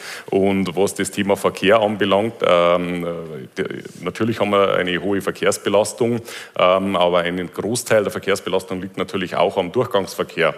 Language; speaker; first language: German; native; German